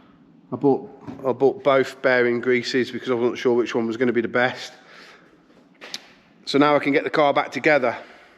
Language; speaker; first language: English; native; English